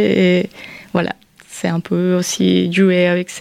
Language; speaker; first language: French; non-native, fluent; Spanish